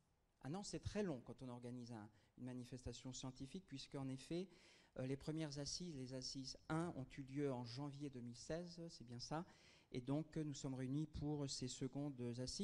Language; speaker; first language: French; native; French